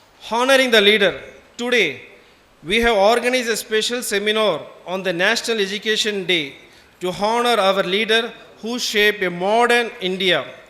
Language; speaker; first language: English; non-native, local second language; Tamil